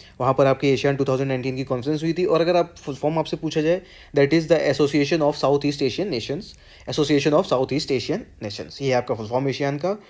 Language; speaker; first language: Hindi; native; Hindi